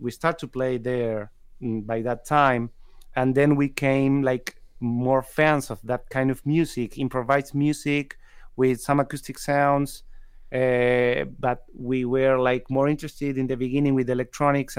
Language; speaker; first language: English; non-native, fluent; Spanish